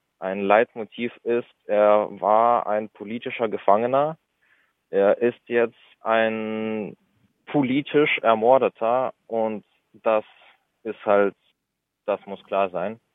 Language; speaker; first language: German; early bilingual, other home language; Russian